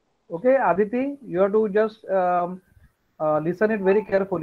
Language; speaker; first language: English; non-native, local second language; Marathi